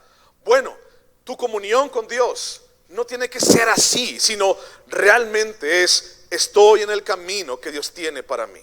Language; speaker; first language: Spanish; native; Spanish